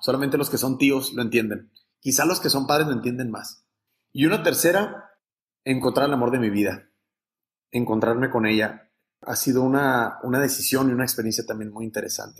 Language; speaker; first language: Spanish; native; Spanish